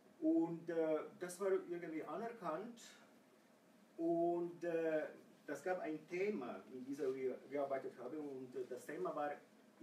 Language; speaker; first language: German; non-native, fluent; Croatian